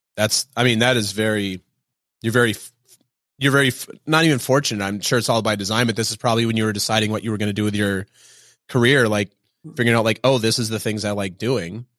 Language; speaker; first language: English; native; English